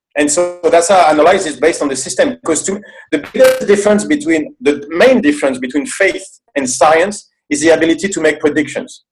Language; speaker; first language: English; non-native, fluent; French